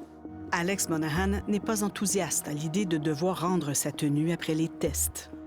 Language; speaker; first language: French; native; French